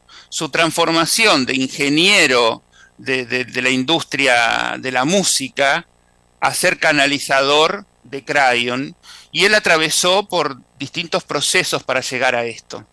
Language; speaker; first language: Spanish; native; Spanish